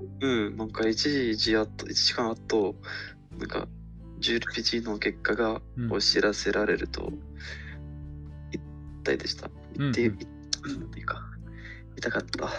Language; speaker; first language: Japanese; non-native, learner; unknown